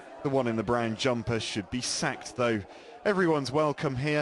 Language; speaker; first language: English; native; English